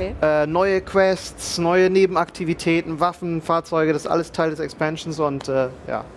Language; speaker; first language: German; native; German